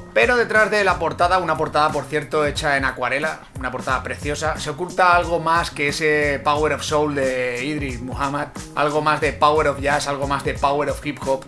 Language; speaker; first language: Spanish; native; Spanish